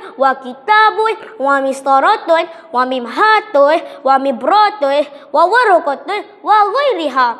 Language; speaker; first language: Arabic; non-native, learner; Malay